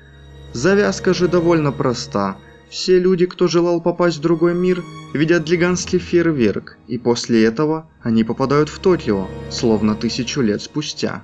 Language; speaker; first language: Russian; native; Russian